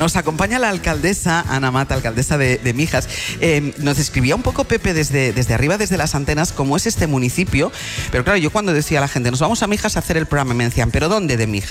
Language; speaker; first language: Spanish; native; Spanish